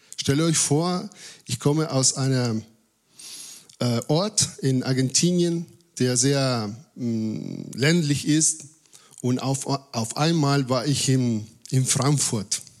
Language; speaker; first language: German; non-native, fluent; Spanish